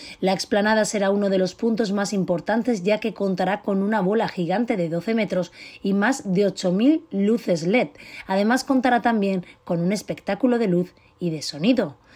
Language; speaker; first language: Spanish; native; Spanish